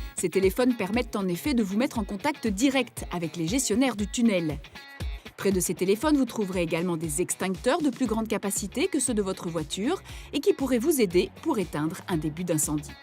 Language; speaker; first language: French; native; French